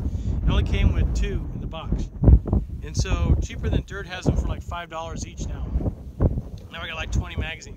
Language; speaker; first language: English; native; English